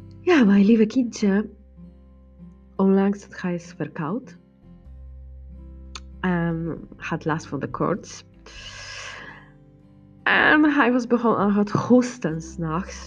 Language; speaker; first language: Dutch; non-native, learner; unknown